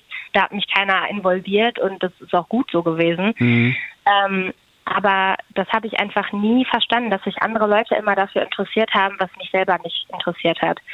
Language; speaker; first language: German; native; German